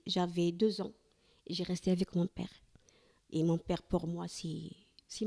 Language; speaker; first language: French; non-native, learner; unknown